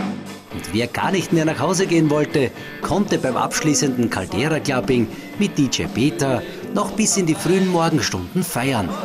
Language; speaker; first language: German; native; German